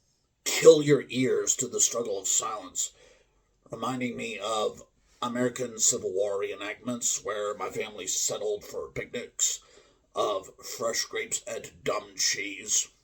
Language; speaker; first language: English; native; English